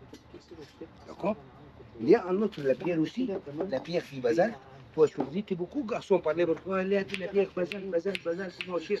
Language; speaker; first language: French; non-native, learner; Arabic